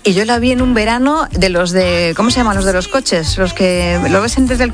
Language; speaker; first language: Spanish; native; Spanish